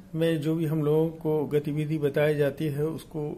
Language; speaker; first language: Hindi; native; Hindi